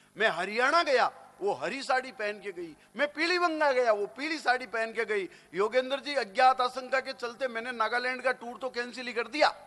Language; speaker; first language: Hindi; native; Hindi